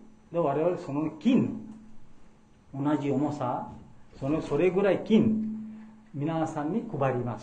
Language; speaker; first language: Japanese; non-native, fluent; Bangla